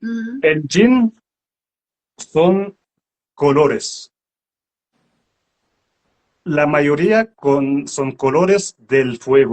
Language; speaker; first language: Spanish; non-native, learner; Arabic